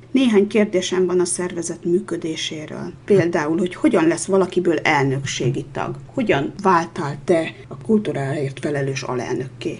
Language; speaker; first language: Hungarian; native; Hungarian